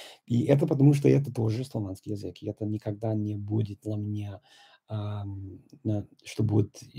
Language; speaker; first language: Russian; non-native, fluent; English